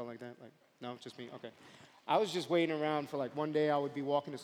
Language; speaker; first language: English; native; English